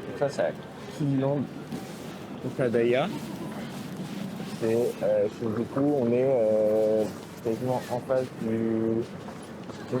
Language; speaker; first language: French; native; French